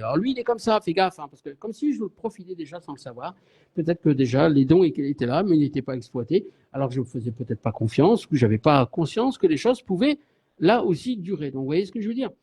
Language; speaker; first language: French; native; French